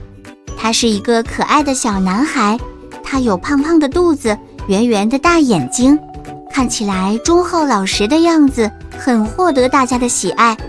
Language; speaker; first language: Chinese; native; Chinese